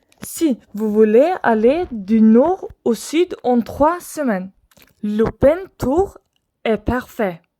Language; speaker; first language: French; non-native, learner; Swedish